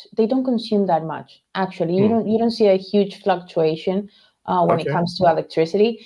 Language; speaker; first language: English; non-native, fluent; Spanish